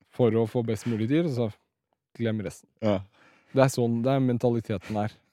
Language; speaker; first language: Norwegian; early bilingual, other home language; Riffian